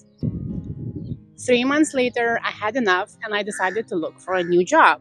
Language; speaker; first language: English; non-native, fluent; Lithuanian